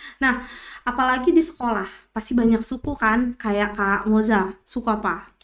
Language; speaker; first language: Indonesian; native; Indonesian